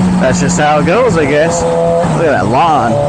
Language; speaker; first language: English; native; English